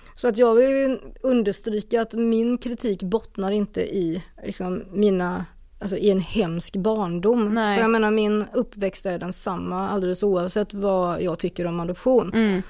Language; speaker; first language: Swedish; native; Swedish